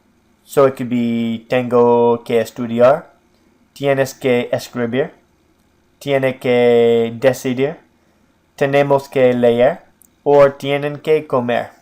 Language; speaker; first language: Spanish; non-native, fluent; English